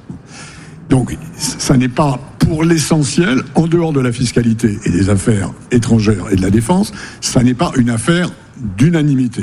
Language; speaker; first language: French; native; French